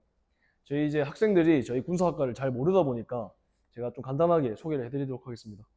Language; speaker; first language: Korean; native; Korean